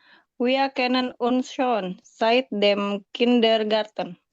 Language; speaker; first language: German; non-native, learner; Indonesian